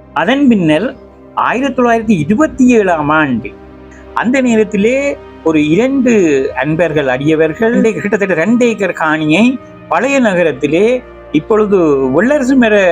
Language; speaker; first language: Tamil; native; Tamil